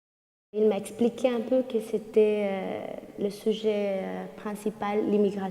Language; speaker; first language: French; non-native, fluent; Spanish